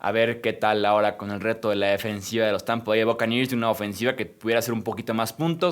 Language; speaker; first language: Spanish; native; Spanish